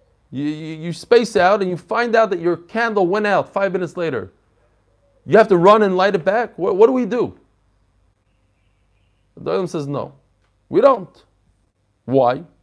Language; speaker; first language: English; native; English